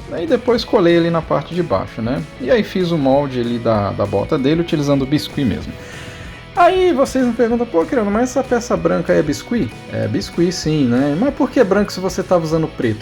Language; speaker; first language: Portuguese; native; Portuguese